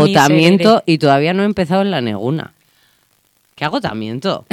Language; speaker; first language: Spanish; native; Spanish